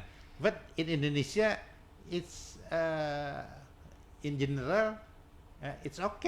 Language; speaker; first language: English; non-native, learner; Indonesian